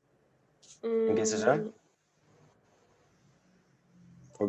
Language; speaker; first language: Spanish; non-native, fluent; English